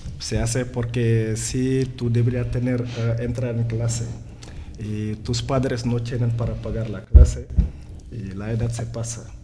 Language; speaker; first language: Spanish; non-native, learner; Wolof